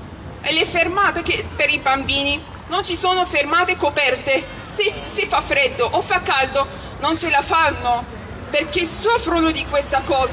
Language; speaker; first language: Italian; early bilingual, other home language; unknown